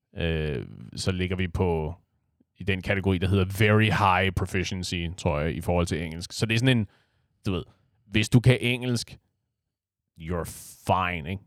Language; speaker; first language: Danish; native; Danish